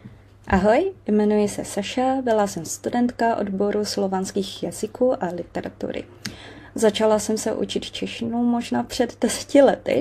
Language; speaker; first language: Czech; non-native, fluent; Chinese